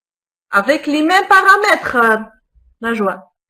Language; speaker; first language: French; non-native, local second language; Arabic